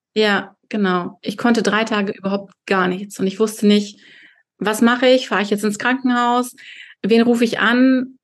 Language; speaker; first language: German; early bilingual, heritage; Russian